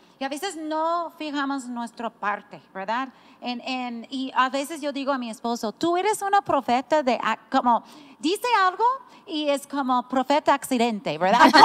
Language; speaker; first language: Spanish; non-native, fluent; English